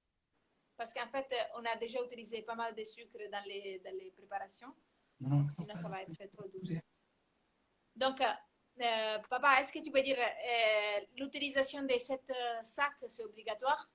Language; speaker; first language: French; non-native, fluent; Italian